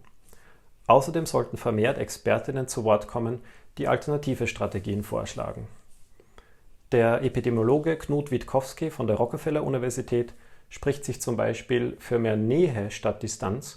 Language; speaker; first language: German; native; German